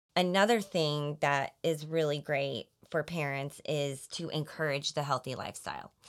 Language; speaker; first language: English; native; English